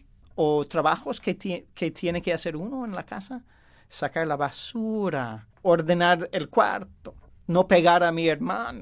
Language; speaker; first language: Spanish; non-native, fluent; English